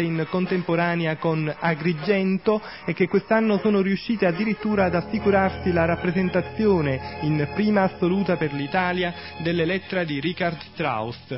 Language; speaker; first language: Italian; native; Italian